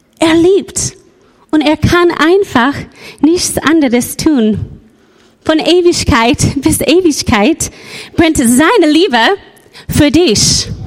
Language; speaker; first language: German; non-native, fluent; English